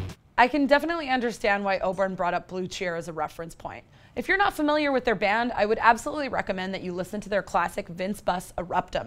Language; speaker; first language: English; native; English